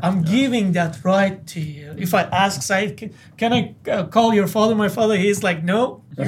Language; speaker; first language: English; non-native, fluent; Persian